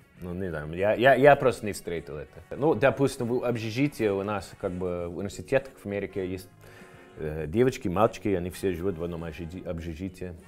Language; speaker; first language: Russian; non-native, fluent; English